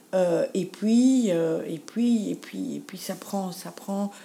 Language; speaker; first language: French; native; French